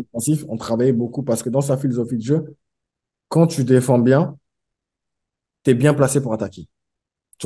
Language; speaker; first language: French; native; French